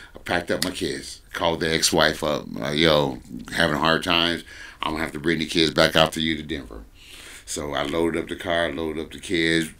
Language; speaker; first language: English; native; English